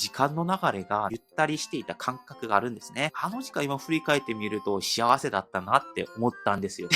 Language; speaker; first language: Japanese; non-native, fluent; Korean